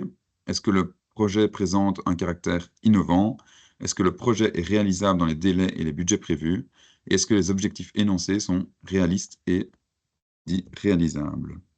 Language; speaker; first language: French; native; French